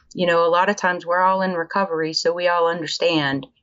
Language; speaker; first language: English; native; English